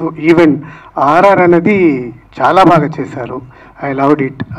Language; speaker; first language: Telugu; non-native, learner; Tamil